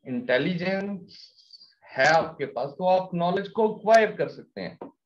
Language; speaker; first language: Hindi; non-native, local second language; Punjabi